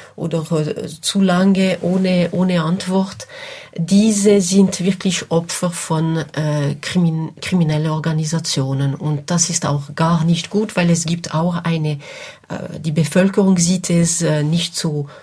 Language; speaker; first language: German; non-native, local second language; French